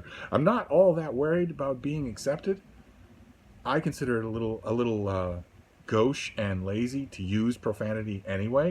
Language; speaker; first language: English; native; English